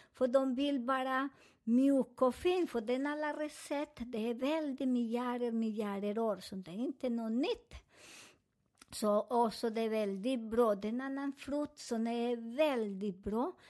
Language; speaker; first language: Swedish; non-native, learner; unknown